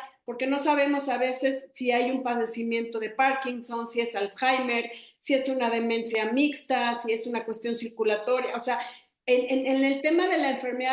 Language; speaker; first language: Spanish; native; Spanish